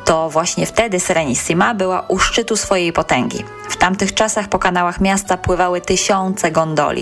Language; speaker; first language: Polish; native; Polish